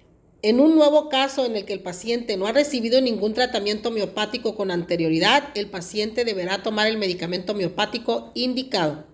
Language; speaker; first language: Spanish; native; Spanish